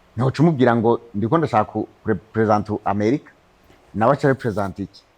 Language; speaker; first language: Rundi; native; Rundi